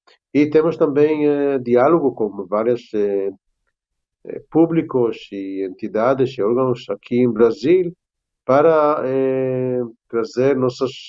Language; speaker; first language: Portuguese; non-native, fluent; Hebrew